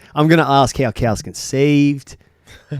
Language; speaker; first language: English; native; English